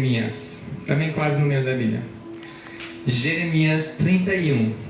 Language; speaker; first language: Portuguese; non-native, fluent; German